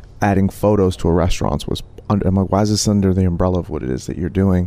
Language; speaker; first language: English; native; English